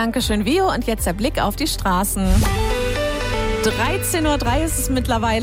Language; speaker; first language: German; native; German